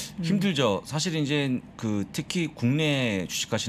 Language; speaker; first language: Korean; native; Korean